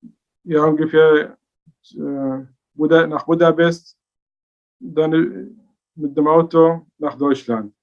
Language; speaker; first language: German; non-native, learner; Arabic